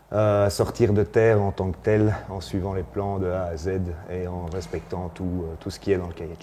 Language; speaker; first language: French; native; French